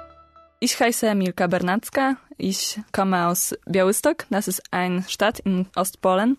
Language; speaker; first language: German; non-native, learner; Polish